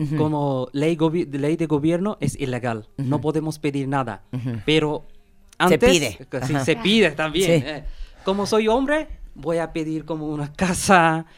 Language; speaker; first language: Spanish; non-native, learner; Bangla